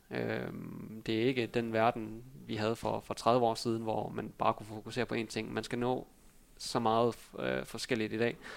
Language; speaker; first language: Danish; early bilingual, other home language; Vietnamese